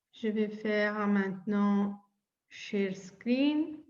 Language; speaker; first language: French; non-native, fluent; Italian